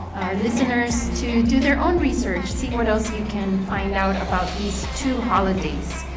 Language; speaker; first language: English; native; English